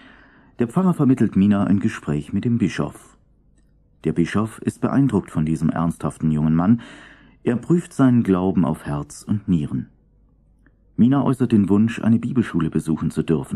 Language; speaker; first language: German; native; German